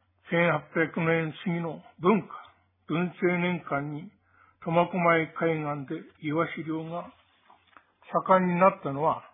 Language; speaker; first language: Japanese; native; Japanese